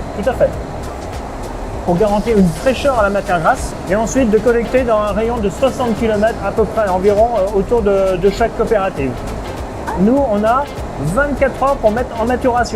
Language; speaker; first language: French; native; French